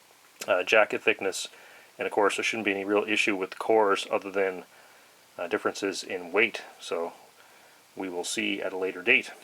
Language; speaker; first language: English; native; English